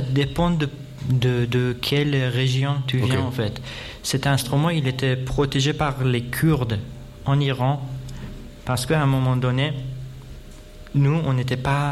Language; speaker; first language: French; non-native, fluent; Persian